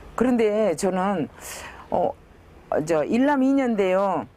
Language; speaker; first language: Korean; native; Korean